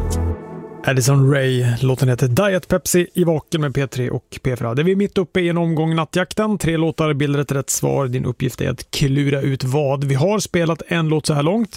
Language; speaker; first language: Swedish; native; Swedish